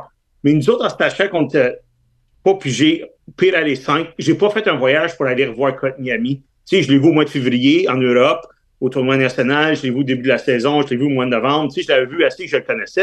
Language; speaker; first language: French; native; French